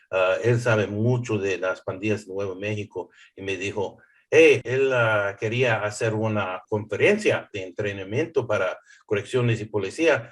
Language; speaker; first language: Spanish; early bilingual, heritage; English